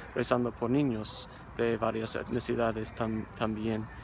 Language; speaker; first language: Spanish; non-native, fluent; English